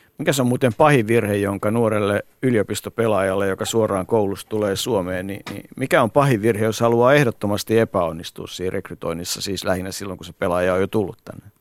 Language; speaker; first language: Finnish; native; Finnish